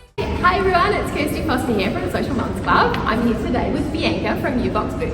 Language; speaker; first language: English; native; English